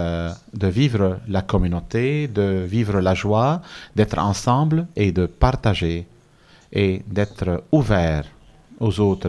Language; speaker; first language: French; non-native, fluent; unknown